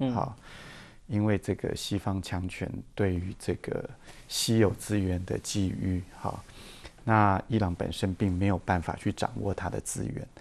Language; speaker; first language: Chinese; native; Chinese